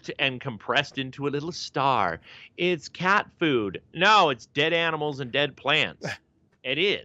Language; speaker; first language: English; native; English